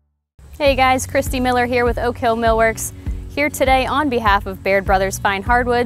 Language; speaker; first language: English; native; English